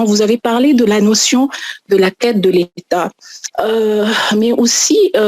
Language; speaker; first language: French; non-native, local second language; Arabic